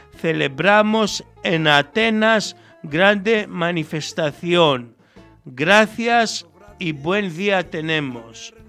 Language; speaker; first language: Spanish; non-native, learner; Greek